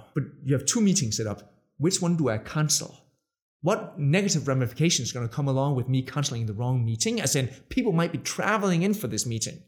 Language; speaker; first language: English; non-native, fluent; Danish